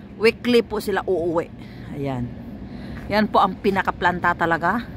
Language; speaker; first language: Filipino; non-native, local second language; Cebuano